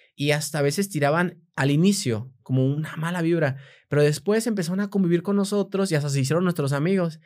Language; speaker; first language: Spanish; native; Spanish